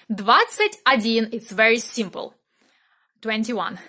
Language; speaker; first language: English; non-native, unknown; Russian